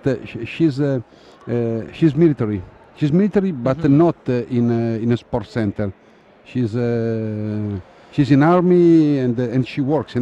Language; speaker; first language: English; non-native, fluent; Italian